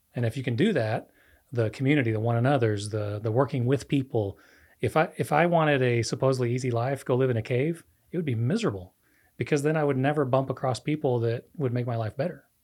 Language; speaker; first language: English; non-native, fluent; Spanish